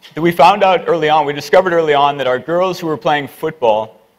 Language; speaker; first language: English; native; English